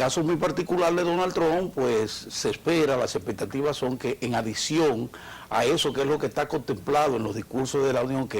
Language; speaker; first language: Spanish; native; Spanish